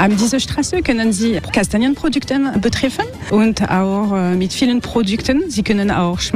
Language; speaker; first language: German; non-native, learner; French